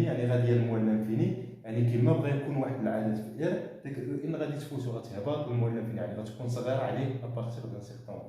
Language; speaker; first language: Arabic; native; Arabic